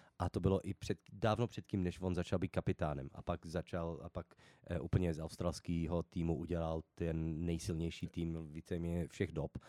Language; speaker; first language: Czech; early bilingual, heritage; Czech